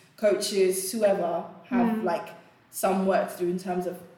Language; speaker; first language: English; non-native, local second language; Akan